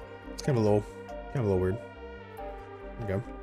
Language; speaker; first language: English; native; English